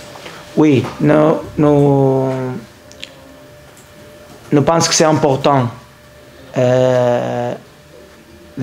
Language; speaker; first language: French; non-native, learner; Portuguese